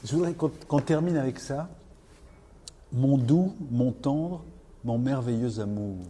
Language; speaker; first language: French; native; French